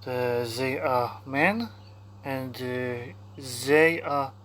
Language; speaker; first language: English; non-native, learner; Ukrainian